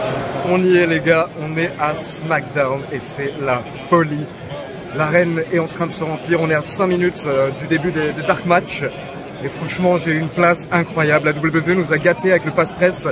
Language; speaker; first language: French; native; French